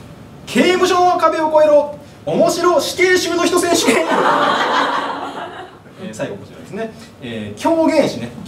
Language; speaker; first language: Japanese; native; Japanese